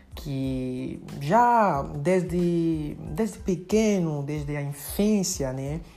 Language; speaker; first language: Portuguese; non-native, fluent; French